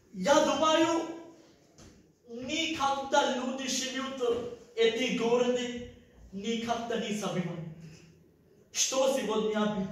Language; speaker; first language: Russian; non-native, learner; Sinhala